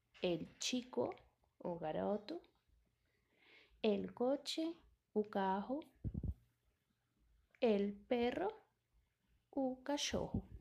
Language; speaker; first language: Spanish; non-native, fluent; Portuguese